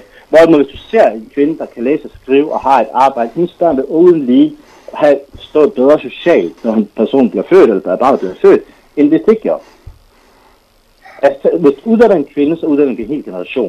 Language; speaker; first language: Danish; non-native, fluent; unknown